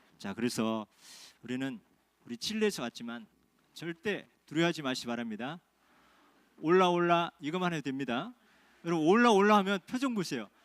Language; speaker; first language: Korean; native; Korean